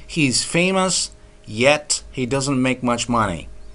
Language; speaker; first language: English; non-native, fluent; Turkish